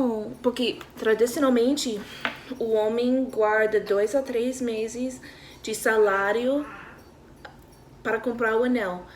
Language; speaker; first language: Portuguese; non-native, fluent; English